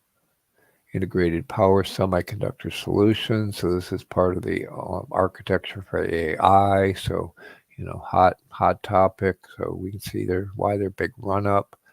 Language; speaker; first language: English; native; English